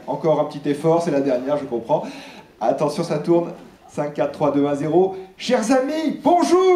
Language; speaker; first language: French; native; French